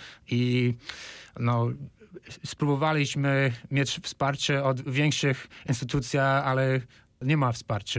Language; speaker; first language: Polish; non-native, fluent; English